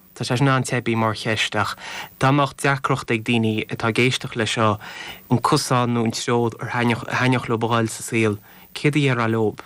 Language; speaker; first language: Irish; native; Irish